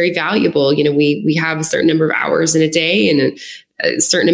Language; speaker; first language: English; native; English